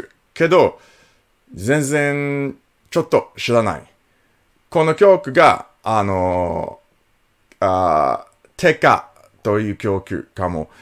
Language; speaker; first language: Japanese; non-native, learner; English